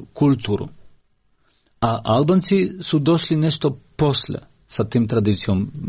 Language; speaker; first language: Serbian; non-native, fluent; Albanian